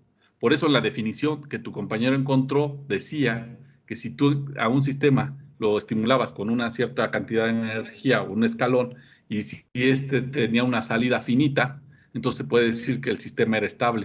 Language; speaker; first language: Spanish; native; Spanish